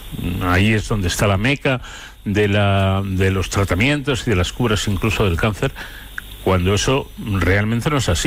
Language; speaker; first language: Spanish; native; Spanish